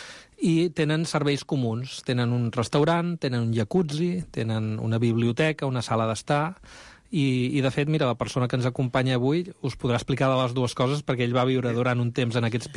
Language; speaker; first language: Catalan; native; Catalan